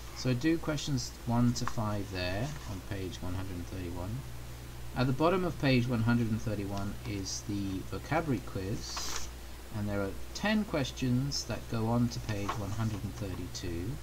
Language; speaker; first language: English; native; English